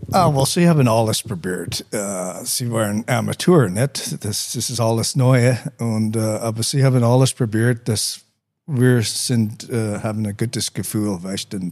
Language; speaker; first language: German; non-native, learner; English